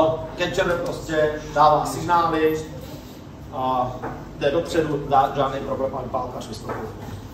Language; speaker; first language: Czech; native; Czech